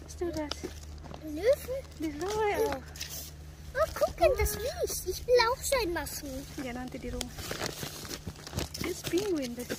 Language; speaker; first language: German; non-native, learner; Indonesian